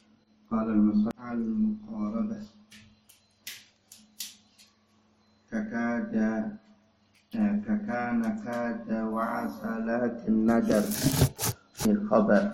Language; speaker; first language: Arabic; non-native, fluent; Indonesian